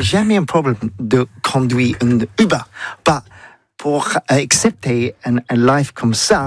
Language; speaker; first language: French; non-native, learner; English